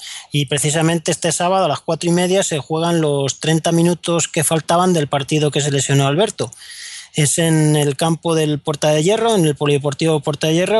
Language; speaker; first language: Spanish; native; Spanish